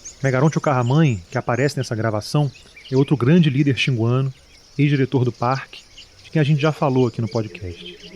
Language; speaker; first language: Portuguese; native; Portuguese